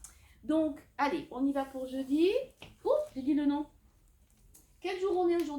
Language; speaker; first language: French; native; French